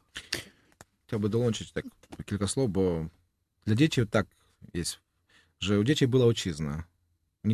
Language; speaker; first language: Polish; non-native, learner; Russian